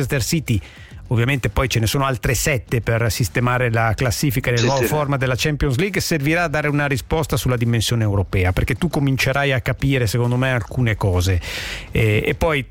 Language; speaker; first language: Italian; native; Italian